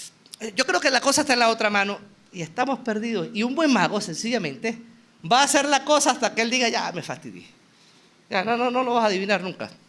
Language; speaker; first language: Spanish; native; Spanish